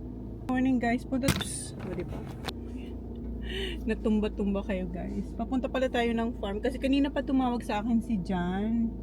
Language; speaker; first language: Filipino; native; Filipino